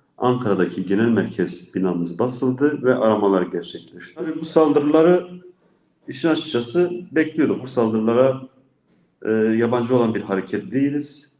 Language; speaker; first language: Turkish; non-native, local second language; Kurdish